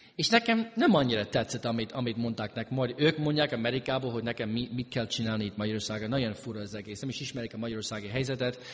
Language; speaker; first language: Hungarian; early bilingual, heritage; Hungarian